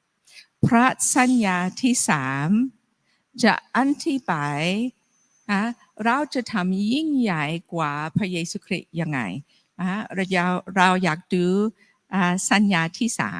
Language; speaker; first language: Thai; non-native, fluent; English